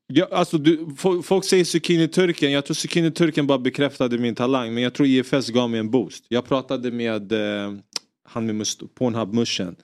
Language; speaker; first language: Swedish; early bilingual, other home language; Greek